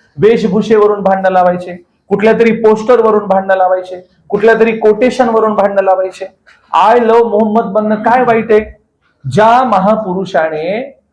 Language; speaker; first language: Marathi; native; Marathi